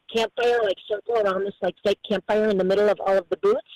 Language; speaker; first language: English; native; English